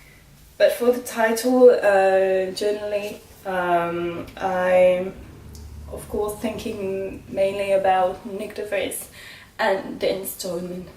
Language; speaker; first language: English; non-native, fluent; French